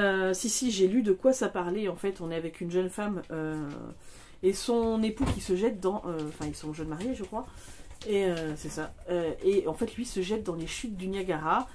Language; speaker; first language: French; native; French